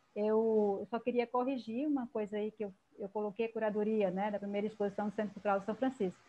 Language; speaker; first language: Portuguese; native; Portuguese